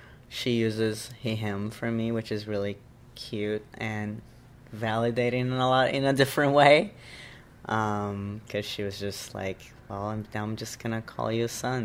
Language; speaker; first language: English; non-native, fluent; Portuguese